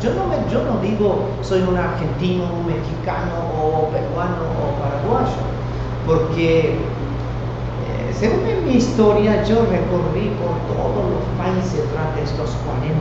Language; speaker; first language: Spanish; non-native, fluent; Korean